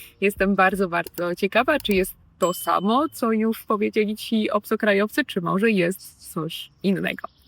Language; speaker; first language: Polish; native; Polish